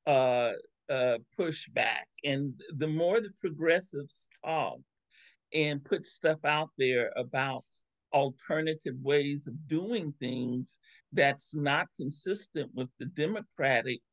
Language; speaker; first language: English; native; English